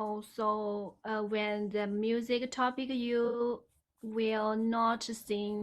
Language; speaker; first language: English; non-native, learner; Chinese